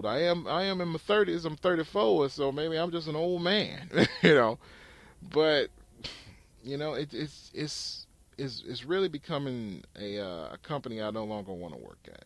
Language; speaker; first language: English; native; English